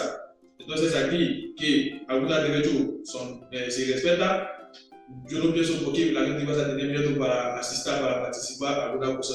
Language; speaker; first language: Spanish; non-native, learner; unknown